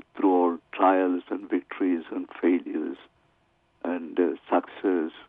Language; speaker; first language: English; non-native, local second language; Tamil